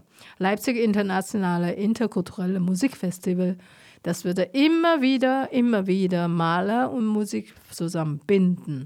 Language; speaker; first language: German; non-native, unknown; Chinese